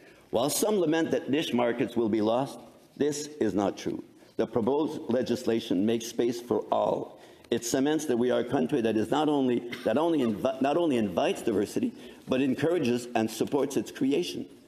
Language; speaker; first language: English; non-native, local second language; French